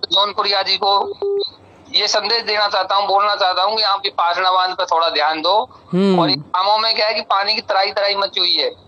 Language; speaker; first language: Hindi; native; Hindi